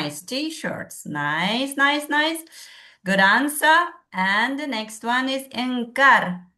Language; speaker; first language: English; non-native, fluent; Kazakh